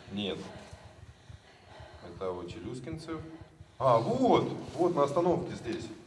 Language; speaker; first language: Russian; native; Russian